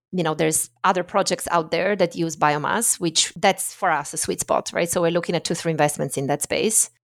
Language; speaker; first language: English; non-native, fluent; Italian